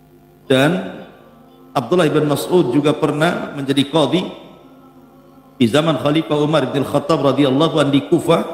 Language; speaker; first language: Indonesian; native; Indonesian